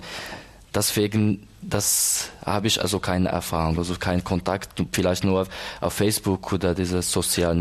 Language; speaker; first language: German; non-native, learner; Arabic